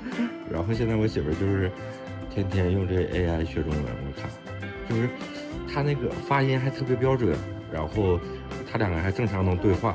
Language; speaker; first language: Chinese; native; Chinese